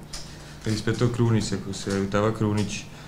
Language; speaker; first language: Italian; non-native, learner; Croatian